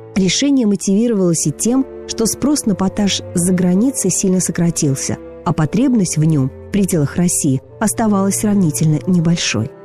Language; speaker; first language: Russian; native; Russian